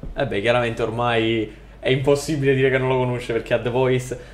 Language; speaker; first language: Italian; native; Italian